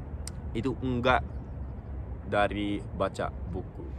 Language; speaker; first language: Indonesian; non-native, local second language; English